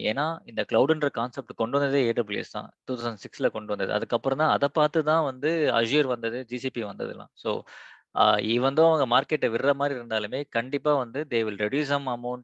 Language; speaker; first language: Tamil; native; Tamil